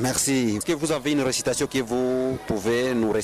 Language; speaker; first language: French; non-native, local second language; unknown